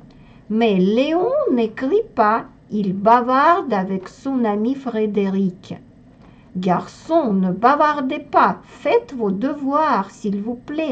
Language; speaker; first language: French; non-native, fluent; Russian